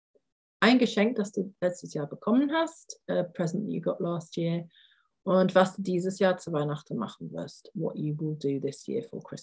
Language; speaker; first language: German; non-native, fluent; English